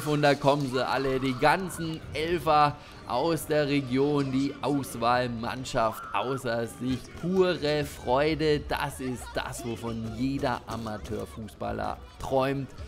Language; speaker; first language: German; native; German